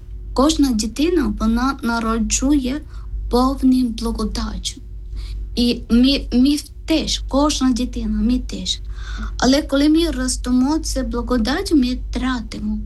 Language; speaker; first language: Ukrainian; non-native, learner; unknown